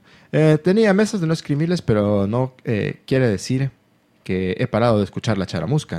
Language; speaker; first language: Spanish; native; Spanish